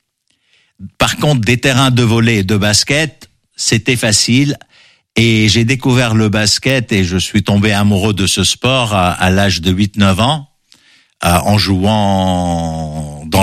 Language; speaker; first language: French; non-native, local second language; Arabic